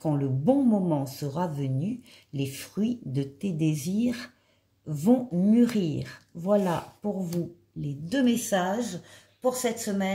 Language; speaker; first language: French; native; French